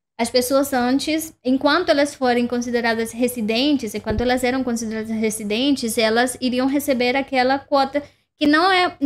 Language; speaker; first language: Portuguese; non-native, fluent; Spanish